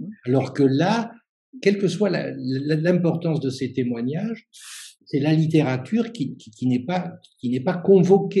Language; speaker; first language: French; native; French